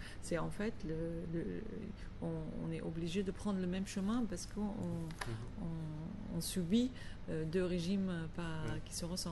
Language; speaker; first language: French; non-native, fluent; Arabic